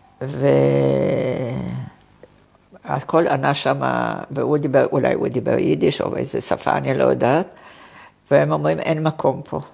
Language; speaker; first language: Hebrew; non-native, fluent; Polish